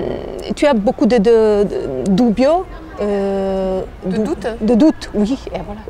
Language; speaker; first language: French; non-native, fluent; Albanian